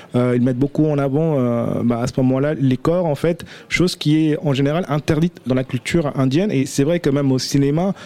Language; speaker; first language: French; early bilingual, other home language; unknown